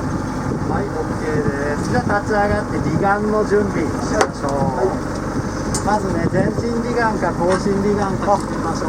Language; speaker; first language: Japanese; native; Japanese